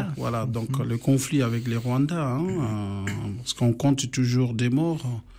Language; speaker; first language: French; non-native, local second language; Lingala